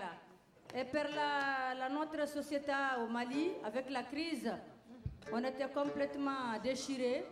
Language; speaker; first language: French; non-native, local second language; Tamasheq